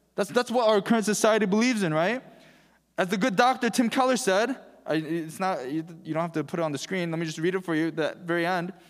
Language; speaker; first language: English; early bilingual, other home language; Korean